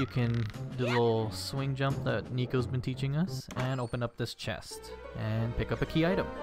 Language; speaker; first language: English; native; English